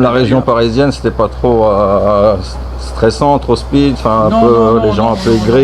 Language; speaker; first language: French; native; French